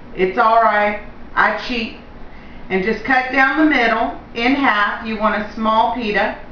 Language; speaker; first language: English; native; English